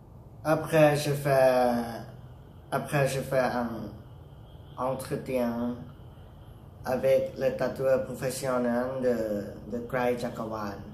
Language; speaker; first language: French; non-native, learner; Thai